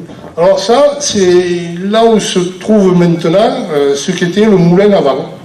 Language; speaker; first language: French; native; French